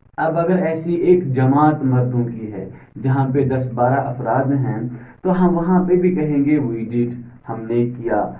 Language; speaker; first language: Urdu; native; Urdu